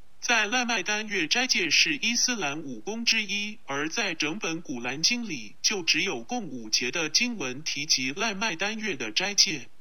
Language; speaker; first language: Chinese; non-native, local second language; Cantonese